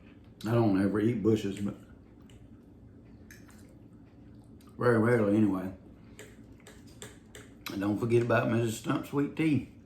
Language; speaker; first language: English; native; English